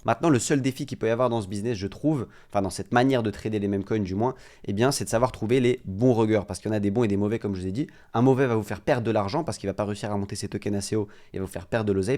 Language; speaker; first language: French; native; French